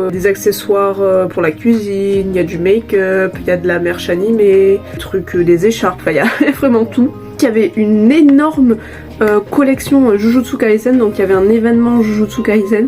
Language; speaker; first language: French; native; French